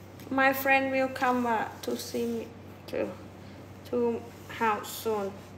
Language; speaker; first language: English; non-native, learner; Thai